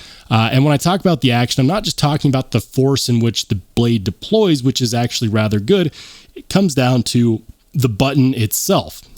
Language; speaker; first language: English; native; English